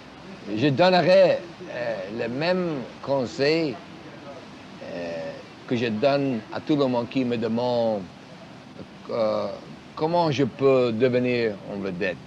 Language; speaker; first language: French; non-native, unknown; English